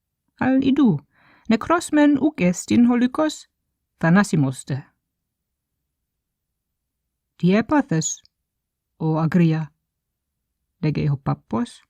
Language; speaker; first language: Greek; non-native, fluent; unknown